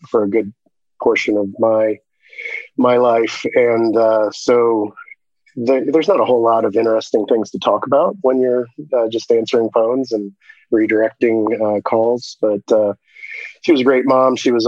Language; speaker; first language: English; native; English